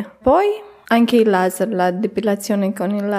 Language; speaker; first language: Italian; non-native, fluent; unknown